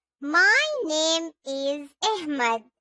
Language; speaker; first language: English; non-native, learner; Urdu